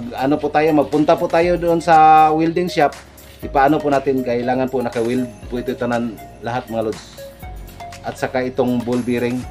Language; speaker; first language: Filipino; non-native, local second language; Cebuano